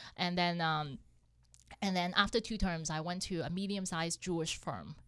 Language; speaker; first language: English; non-native, local second language; Cantonese